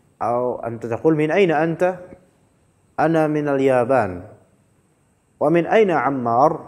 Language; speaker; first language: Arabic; non-native, fluent; Indonesian